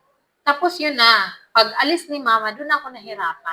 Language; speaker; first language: Filipino; non-native, local second language; Cebuano